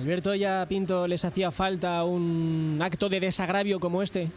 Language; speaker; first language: Spanish; native; Spanish